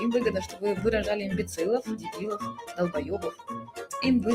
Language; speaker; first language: Russian; native; Russian